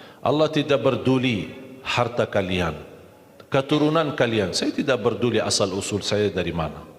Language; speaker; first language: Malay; non-native, fluent; Arabic